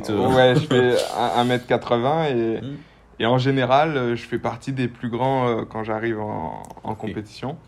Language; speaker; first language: French; native; French